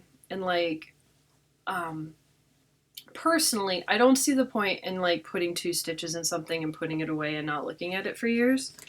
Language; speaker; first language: English; native; English